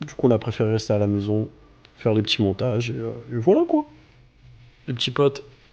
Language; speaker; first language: French; native; French